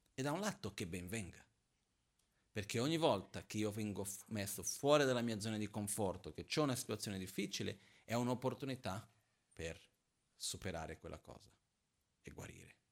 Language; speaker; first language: Italian; non-native, fluent; Portuguese